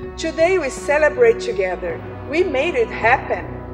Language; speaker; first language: English; non-native, fluent; Portuguese